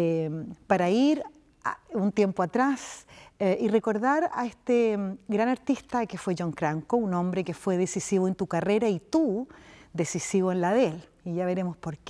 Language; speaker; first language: Spanish; native; Spanish